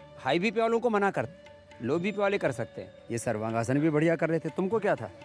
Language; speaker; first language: Hindi; native; Hindi